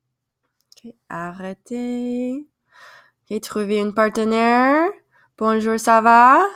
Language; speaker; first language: French; non-native, fluent; English